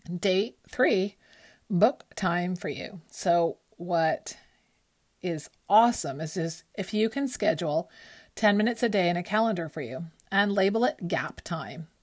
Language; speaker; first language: English; early bilingual, other home language; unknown